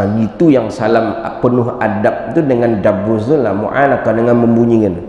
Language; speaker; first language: Malay; non-native, local second language; Minangkabau